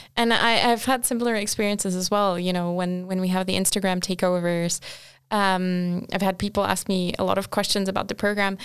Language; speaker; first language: English; non-native, fluent; Portuguese